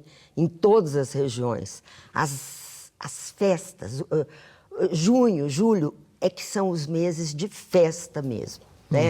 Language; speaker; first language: Portuguese; native; Portuguese